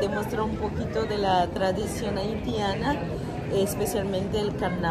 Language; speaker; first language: Spanish; non-native, fluent; Haitian Creole